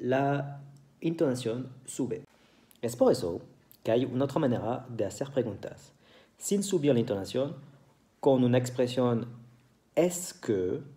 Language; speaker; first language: Spanish; non-native, fluent; French